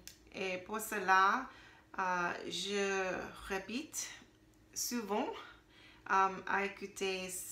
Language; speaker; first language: French; non-native, learner; English